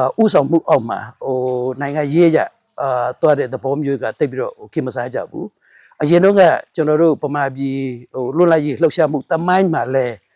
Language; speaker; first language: Burmese; non-native, local second language; Mon